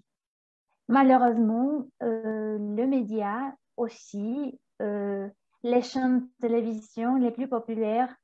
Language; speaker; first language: French; non-native, fluent; Spanish